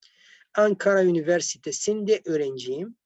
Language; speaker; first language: Turkish; non-native, learner; Arabic